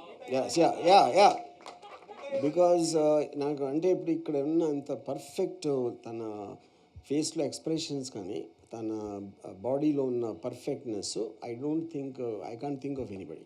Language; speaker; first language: Telugu; native; Telugu